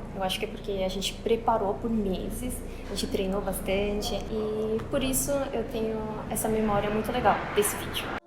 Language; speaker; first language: Portuguese; early bilingual, other home language; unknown